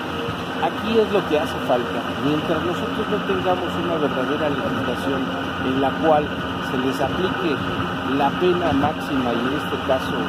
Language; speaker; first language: Spanish; native; Spanish